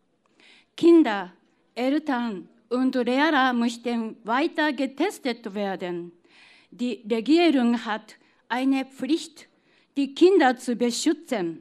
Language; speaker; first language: German; non-native, fluent; Japanese